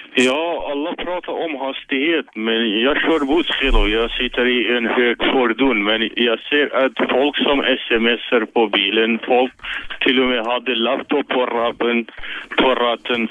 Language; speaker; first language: Swedish; non-native, learner; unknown